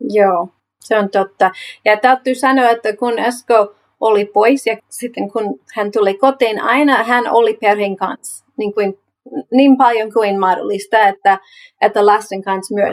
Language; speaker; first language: Finnish; non-native, learner; English